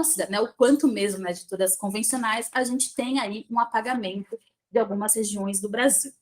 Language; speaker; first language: Portuguese; native; Portuguese